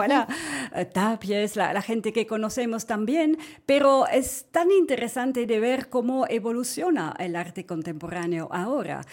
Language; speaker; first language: Spanish; non-native, fluent; French